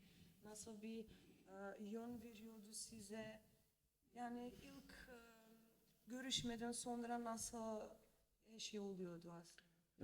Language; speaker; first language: Turkish; non-native, learner; Macedonian